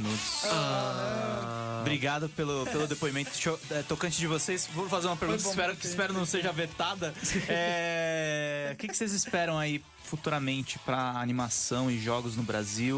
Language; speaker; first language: Portuguese; native; Portuguese